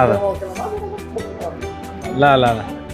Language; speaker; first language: Arabic; non-native, learner; Bangla